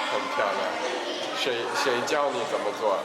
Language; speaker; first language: Chinese; early bilingual, heritage; Chinese